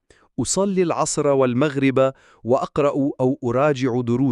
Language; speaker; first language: Arabic; non-native, fluent; Urdu